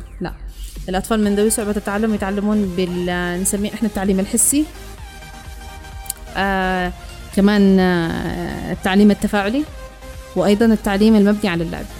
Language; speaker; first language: Arabic; native; Arabic